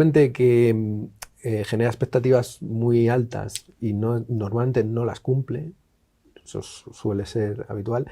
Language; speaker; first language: Spanish; native; Spanish